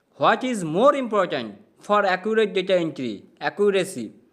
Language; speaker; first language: English; non-native, local second language; Bangla